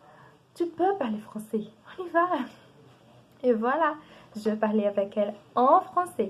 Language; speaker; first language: French; non-native, learner; Portuguese